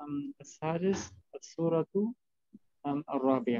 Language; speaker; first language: Arabic; non-native, learner; German